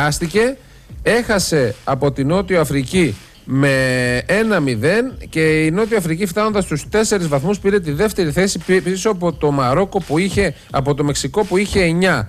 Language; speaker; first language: Greek; native; Greek